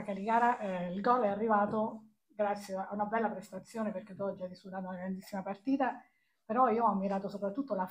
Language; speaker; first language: Italian; native; Italian